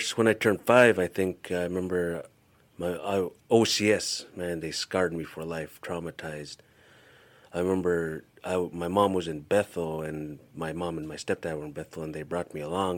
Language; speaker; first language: English; early bilingual, other home language; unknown